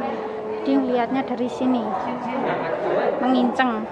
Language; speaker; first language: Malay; non-native, local second language; Javanese